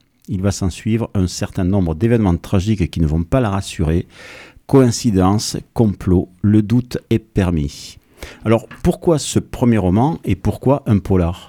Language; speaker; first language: French; native; French